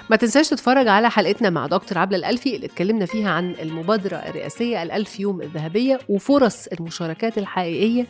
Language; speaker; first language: Arabic; native; Arabic